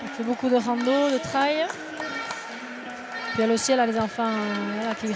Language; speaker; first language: French; native; French